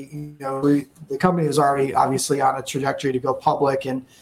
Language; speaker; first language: English; native; English